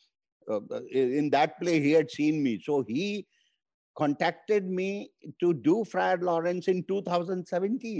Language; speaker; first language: English; non-native, local second language; Hindi